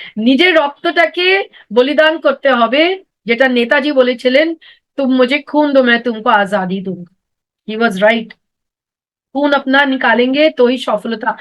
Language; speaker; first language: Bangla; non-native, local second language; Hindi